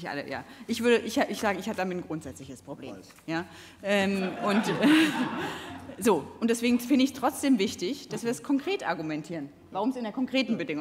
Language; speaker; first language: German; native; German